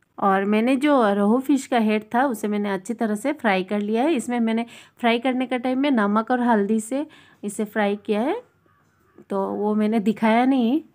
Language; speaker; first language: Hindi; non-native, local second language; Bangla